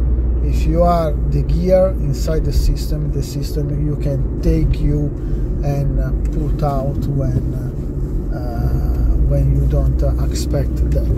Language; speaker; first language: English; non-native, learner; Italian